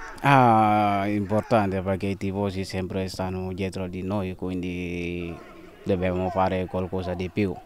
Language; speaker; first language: Italian; non-native, learner; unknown